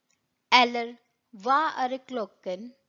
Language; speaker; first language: Swedish; non-native, learner; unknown